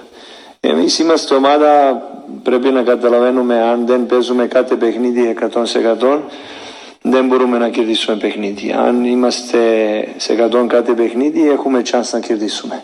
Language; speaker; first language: Greek; non-native, learner; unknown